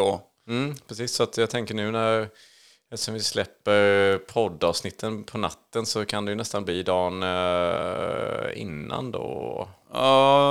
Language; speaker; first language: Swedish; native; Swedish